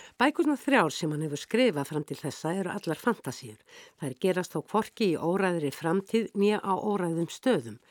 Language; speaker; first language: Icelandic; native; Icelandic